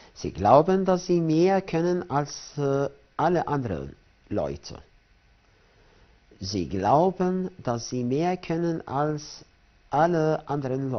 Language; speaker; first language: German; non-native, fluent; Arabic